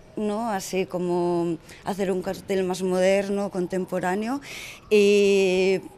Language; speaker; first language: Spanish; native; Spanish